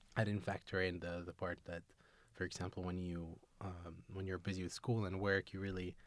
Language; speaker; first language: English; non-native, fluent; Arabic